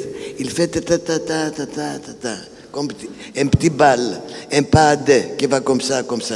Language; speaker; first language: French; non-native, fluent; Greek